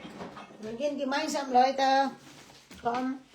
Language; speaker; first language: German; non-native, learner; Cebuano